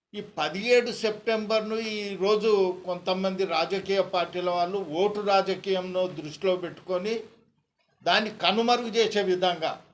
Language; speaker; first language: Telugu; native; Telugu